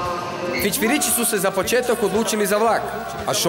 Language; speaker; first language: Serbian; native; Serbian